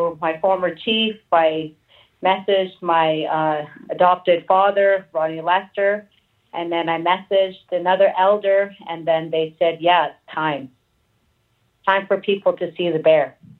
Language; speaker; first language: English; native; English